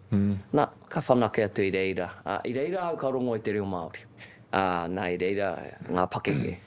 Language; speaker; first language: Māori; non-native, local second language; English